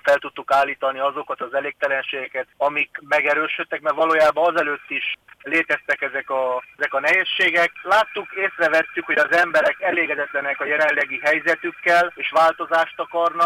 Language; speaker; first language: Hungarian; native; Hungarian